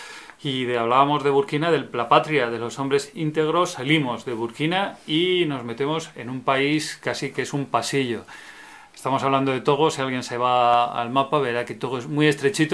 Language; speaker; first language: Spanish; native; Spanish